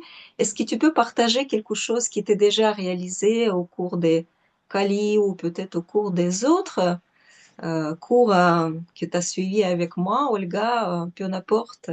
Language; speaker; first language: French; non-native, fluent; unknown